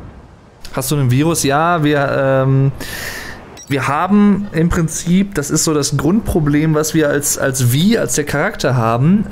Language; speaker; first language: German; native; German